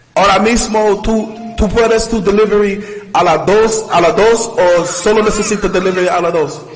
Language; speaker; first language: Spanish; non-native, learner; English